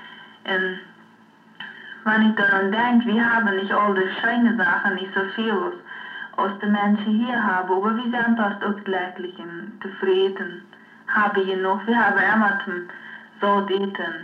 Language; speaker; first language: German; non-native, learner; Low German